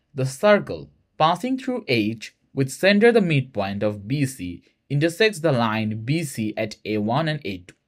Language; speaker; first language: English; non-native, local second language; Bangla